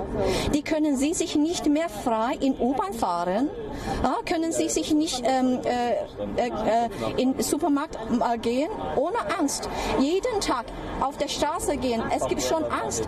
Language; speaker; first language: German; non-native, learner; Cantonese